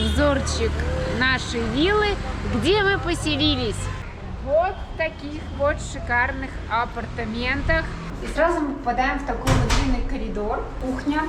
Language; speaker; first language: Russian; native; Russian